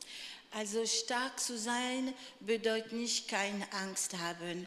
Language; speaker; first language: German; non-native, fluent; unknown